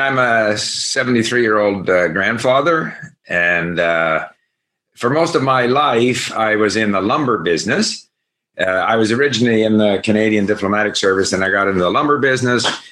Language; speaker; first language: English; native; English